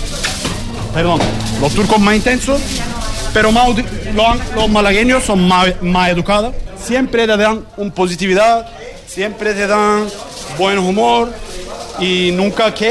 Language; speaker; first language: Spanish; non-native, learner; Turkish